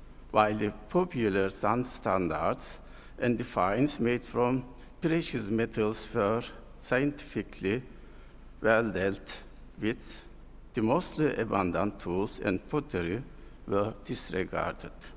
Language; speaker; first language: English; non-native, fluent; Turkish